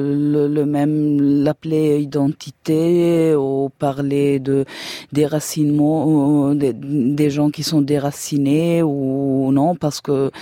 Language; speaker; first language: French; non-native, fluent; German